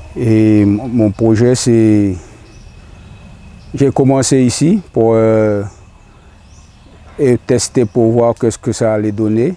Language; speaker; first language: French; non-native, local second language; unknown